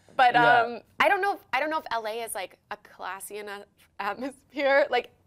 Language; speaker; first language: English; native; English